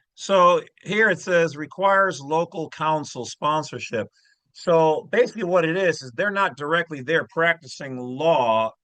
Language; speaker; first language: English; native; English